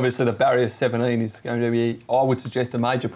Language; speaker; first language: English; native; English